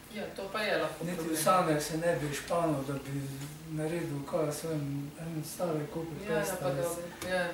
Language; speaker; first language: Slovenian; native; Slovenian